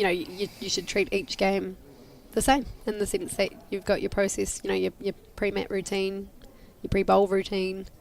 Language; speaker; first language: English; native; English